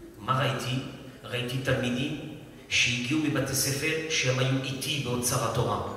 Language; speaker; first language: Hebrew; non-native, fluent; French